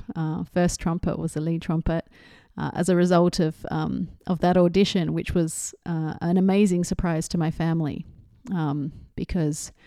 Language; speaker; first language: English; native; English